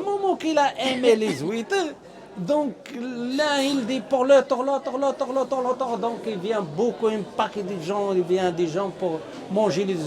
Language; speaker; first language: French; non-native, learner; Arabic